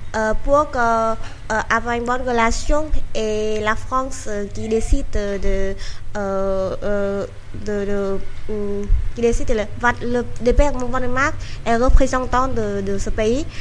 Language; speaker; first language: French; non-native, learner; Vietnamese